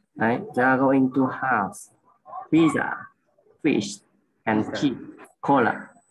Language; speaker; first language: English; non-native, learner; Vietnamese